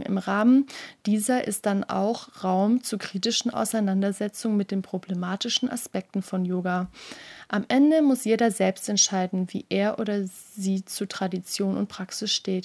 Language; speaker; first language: German; native; German